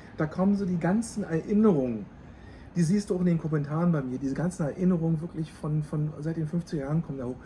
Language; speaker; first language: German; native; German